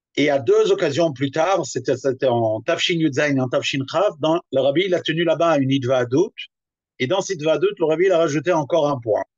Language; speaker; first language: French; native; French